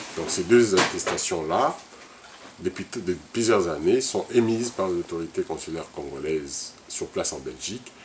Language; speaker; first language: French; non-native, local second language; Lingala